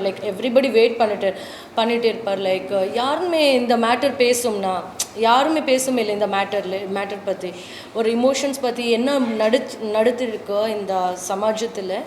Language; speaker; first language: Tamil; non-native, learner; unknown